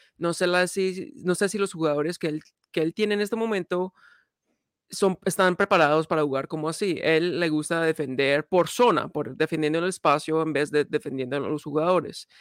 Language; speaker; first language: Spanish; early bilingual, heritage; Spanish